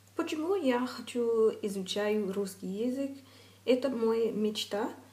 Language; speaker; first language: Russian; non-native, learner; English